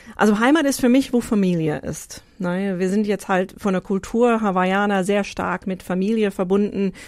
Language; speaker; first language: German; non-native, fluent; English